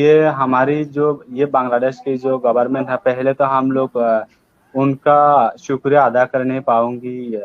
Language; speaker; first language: Hindi; non-native, learner; Rohingya